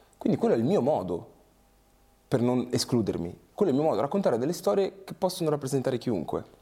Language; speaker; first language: Italian; early bilingual, other home language; Portuguese